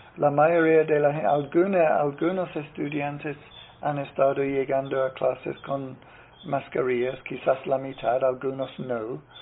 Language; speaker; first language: Spanish; non-native, fluent; English